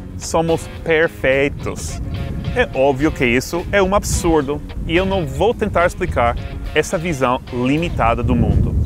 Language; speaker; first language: Portuguese; non-native, fluent; English